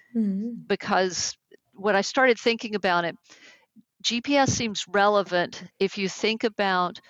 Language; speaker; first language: English; native; English